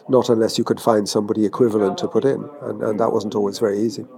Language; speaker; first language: English; native; English